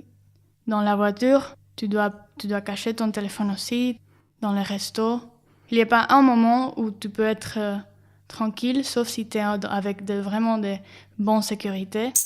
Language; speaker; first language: French; non-native, fluent; Spanish